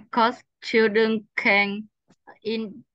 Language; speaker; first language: English; non-native, learner; Vietnamese